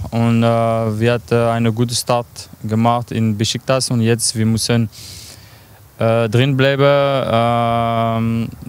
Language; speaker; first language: German; non-native, learner; French